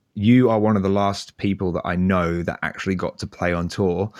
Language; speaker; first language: English; native; English